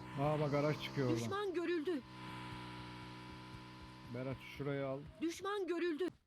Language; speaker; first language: Turkish; native; Turkish